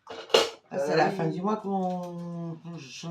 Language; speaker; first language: French; native; French